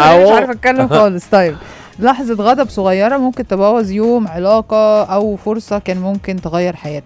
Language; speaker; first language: Arabic; native; Arabic